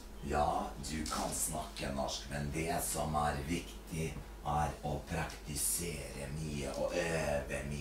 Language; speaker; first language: Norwegian; non-native, fluent; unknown